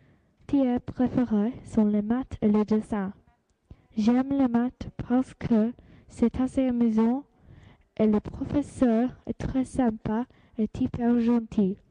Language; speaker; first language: French; non-native, learner; English